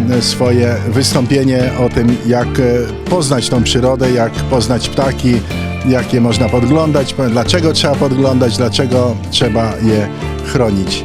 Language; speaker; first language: Polish; native; Polish